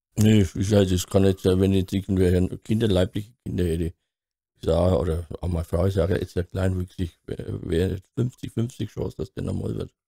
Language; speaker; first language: German; native; German